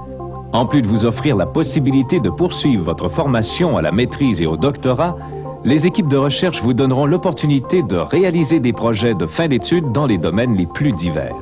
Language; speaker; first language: French; native; French